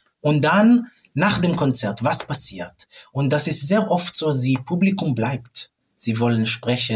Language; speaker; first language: German; non-native, fluent; Hebrew